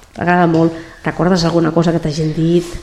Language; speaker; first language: Catalan; native; Catalan